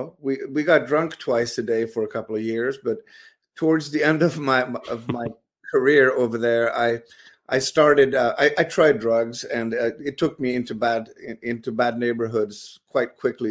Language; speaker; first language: English; non-native, fluent; Swedish